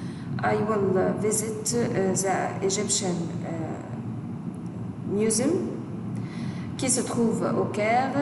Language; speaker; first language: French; non-native, fluent; Arabic